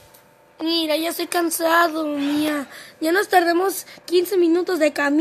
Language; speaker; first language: Spanish; native; Spanish